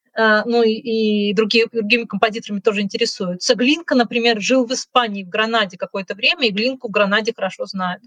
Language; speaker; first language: Russian; native; Russian